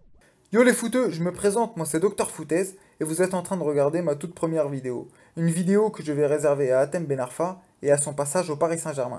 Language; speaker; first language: French; native; French